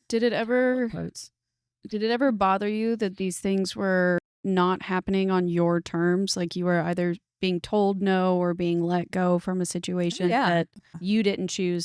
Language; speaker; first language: English; native; English